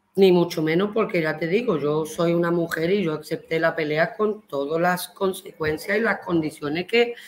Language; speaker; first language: Spanish; early bilingual, heritage; Spanish